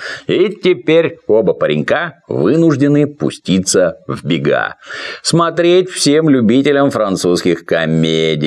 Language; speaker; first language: Russian; native; Russian